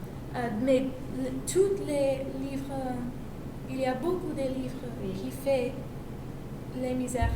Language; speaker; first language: French; non-native, learner; English